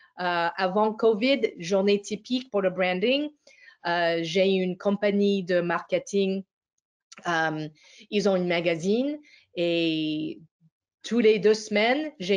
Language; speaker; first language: French; non-native, fluent; English